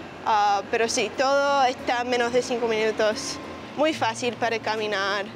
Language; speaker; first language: Spanish; early bilingual, heritage; Spanish